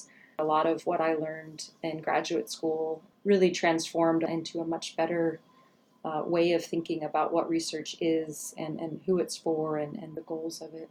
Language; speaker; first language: English; native; English